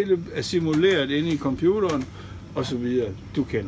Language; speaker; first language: Danish; native; Danish